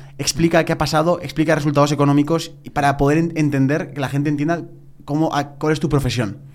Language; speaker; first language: Spanish; native; Spanish